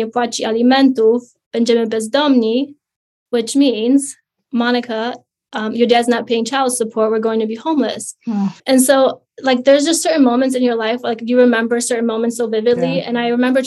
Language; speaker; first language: English; early bilingual, other home language; Polish